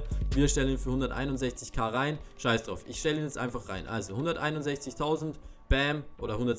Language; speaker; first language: German; native; German